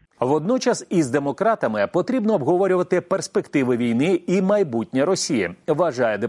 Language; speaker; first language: Ukrainian; native; Ukrainian